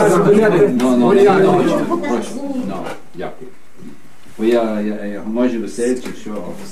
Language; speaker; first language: Ukrainian; native; Ukrainian